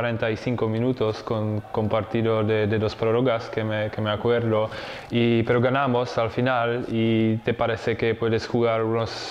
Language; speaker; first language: Spanish; non-native, fluent; Czech